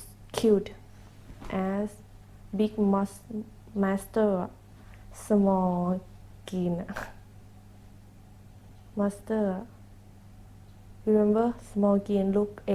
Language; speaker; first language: English; non-native, learner; Thai